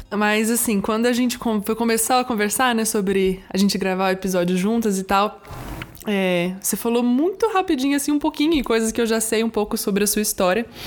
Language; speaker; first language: Portuguese; native; Portuguese